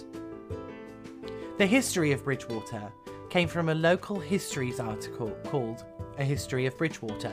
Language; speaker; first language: English; native; English